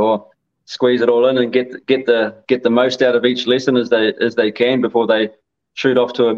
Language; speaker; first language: English; native; English